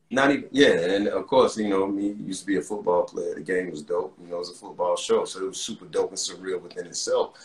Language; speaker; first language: English; native; English